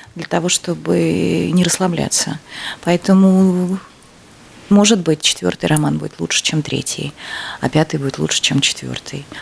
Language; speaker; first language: Russian; native; Russian